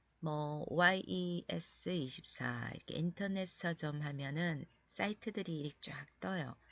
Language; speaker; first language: Korean; native; Korean